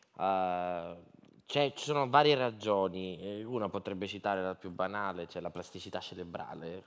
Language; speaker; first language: Italian; native; Italian